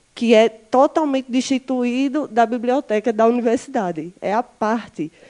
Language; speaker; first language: Portuguese; native; Portuguese